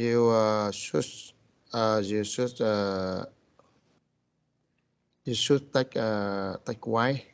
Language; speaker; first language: English; non-native, learner; Vietnamese